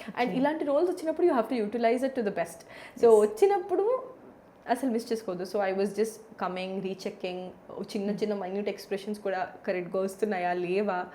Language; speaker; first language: Telugu; native; Telugu